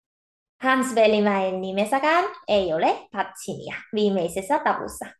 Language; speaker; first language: Finnish; non-native, fluent; Korean